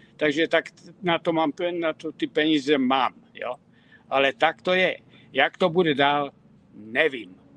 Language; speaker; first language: Czech; native; Czech